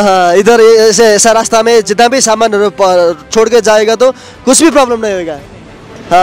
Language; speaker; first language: Hindi; non-native, local second language; Nepali